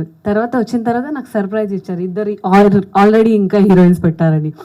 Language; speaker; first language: Telugu; non-native, local second language; Hindi